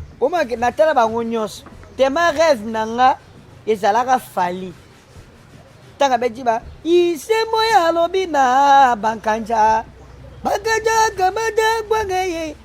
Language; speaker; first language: Lingala; native; Lingala